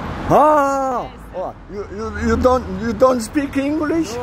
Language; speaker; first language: English; non-native, learner; Korean